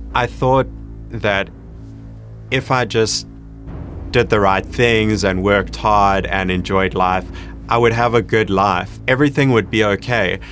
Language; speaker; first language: English; native; English